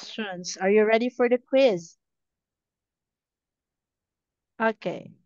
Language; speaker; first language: English; non-native, fluent; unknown